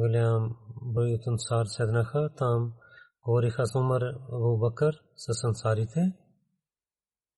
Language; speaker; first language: Bulgarian; non-native, learner; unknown